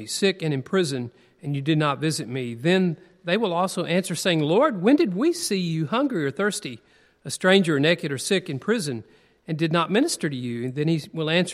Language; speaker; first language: English; native; English